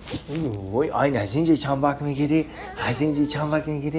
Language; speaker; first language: Persian; native; Persian